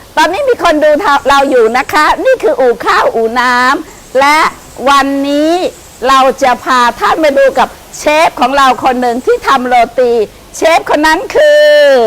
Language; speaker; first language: Thai; native; Thai